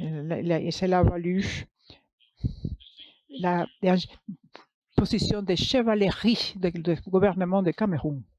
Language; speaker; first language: French; non-native, learner; English